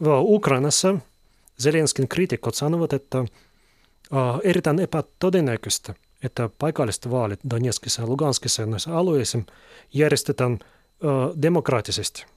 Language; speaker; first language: Finnish; non-native, fluent; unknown